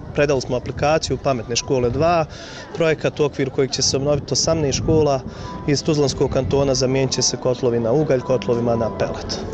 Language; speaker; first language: Bosnian; native; Bosnian